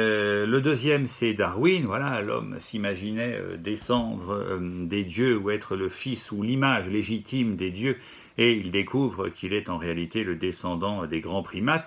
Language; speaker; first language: French; native; French